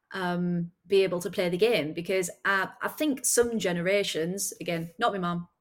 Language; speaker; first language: English; native; English